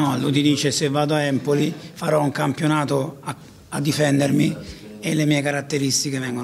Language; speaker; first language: Italian; native; Italian